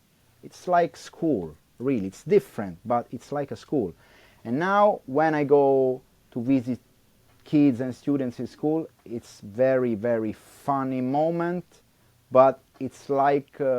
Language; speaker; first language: English; non-native, learner; Italian